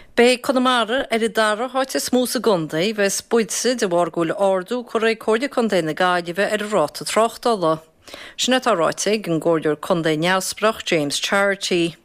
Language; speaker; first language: Irish; native; Irish